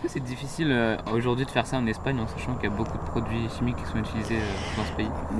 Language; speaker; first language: French; native; French